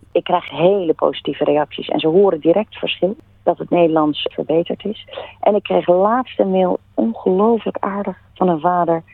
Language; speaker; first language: Dutch; native; Dutch